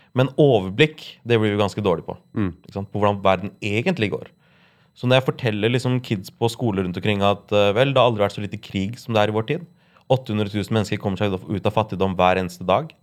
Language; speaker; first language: Norwegian; native; Norwegian